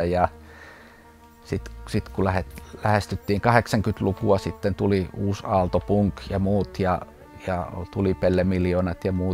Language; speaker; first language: Finnish; native; Finnish